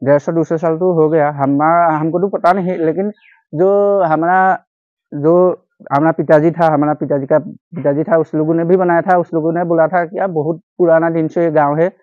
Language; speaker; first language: Hindi; non-native, local second language; Assamese